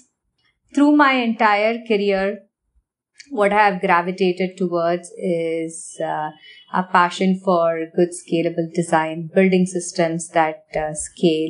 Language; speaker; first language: English; non-native, local second language; Tamil